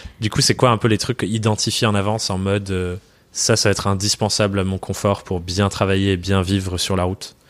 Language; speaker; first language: French; native; French